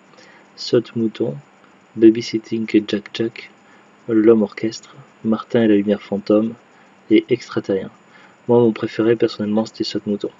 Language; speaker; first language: French; native; French